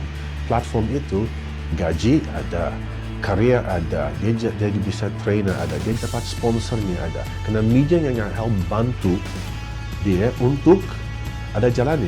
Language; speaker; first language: Indonesian; non-native, fluent; English